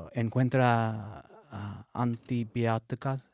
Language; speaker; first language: Spanish; non-native, learner; English